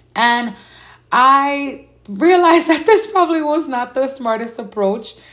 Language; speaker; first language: English; native; English